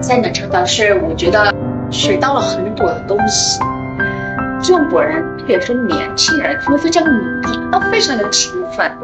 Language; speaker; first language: Chinese; non-native, fluent; Indonesian